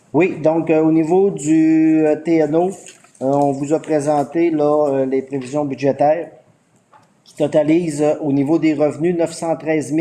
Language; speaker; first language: French; native; French